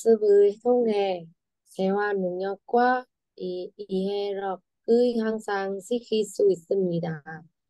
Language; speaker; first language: Korean; non-native, learner; Vietnamese